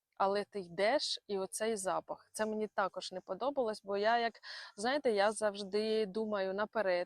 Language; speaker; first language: Ukrainian; non-native, local second language; Russian